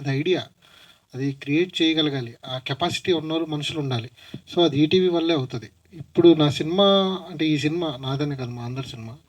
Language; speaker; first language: Telugu; native; Telugu